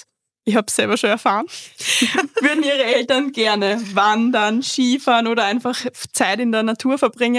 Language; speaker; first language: German; native; German